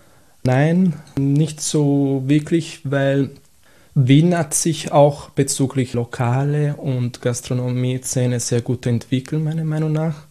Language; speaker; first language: German; non-native, fluent; Italian